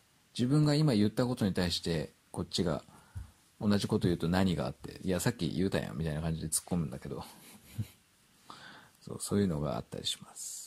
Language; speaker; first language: Japanese; native; Japanese